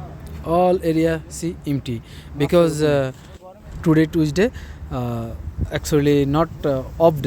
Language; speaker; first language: English; non-native, learner; Bangla